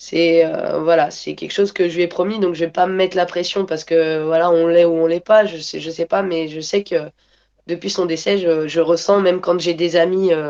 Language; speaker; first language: French; native; French